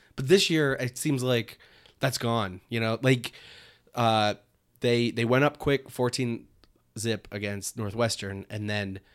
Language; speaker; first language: English; native; English